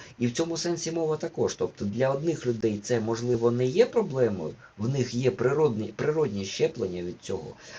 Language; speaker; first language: Ukrainian; non-native, local second language; Russian